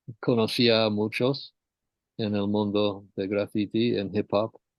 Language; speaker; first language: Spanish; non-native, fluent; English